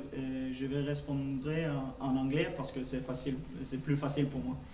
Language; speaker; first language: French; non-native, learner; Norwegian